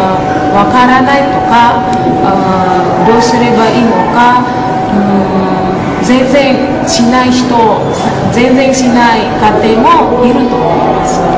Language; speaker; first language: Japanese; non-native, fluent; Indonesian